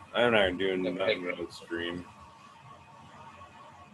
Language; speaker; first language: English; native; English